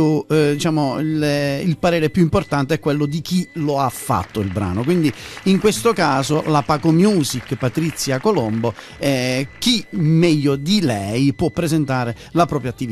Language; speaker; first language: Italian; native; Italian